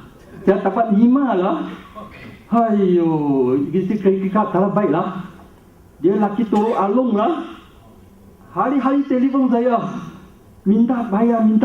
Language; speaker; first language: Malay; non-native, local second language; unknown